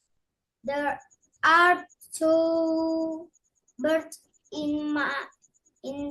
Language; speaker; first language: English; non-native, learner; Indonesian